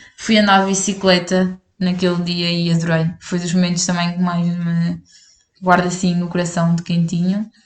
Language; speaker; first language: Portuguese; native; Portuguese